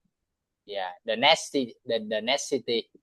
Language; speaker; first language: English; non-native, learner; Vietnamese